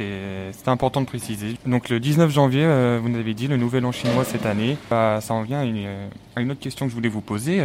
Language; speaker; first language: French; native; French